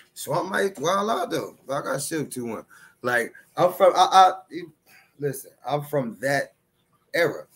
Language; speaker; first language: English; native; English